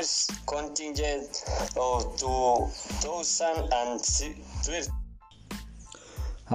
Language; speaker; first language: English; non-native, learner; Spanish